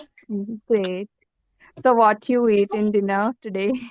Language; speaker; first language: English; non-native, learner; Hindi